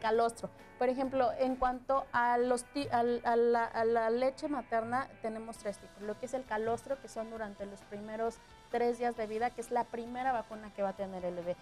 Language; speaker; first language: Spanish; native; Spanish